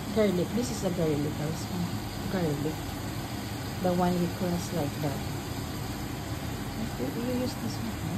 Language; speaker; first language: English; non-native, learner; Filipino